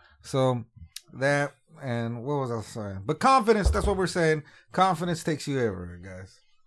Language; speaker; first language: English; native; English